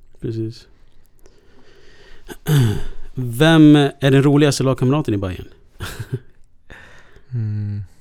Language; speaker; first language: Swedish; native; Swedish